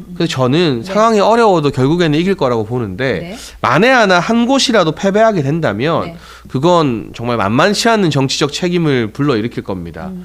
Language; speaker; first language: Korean; native; Korean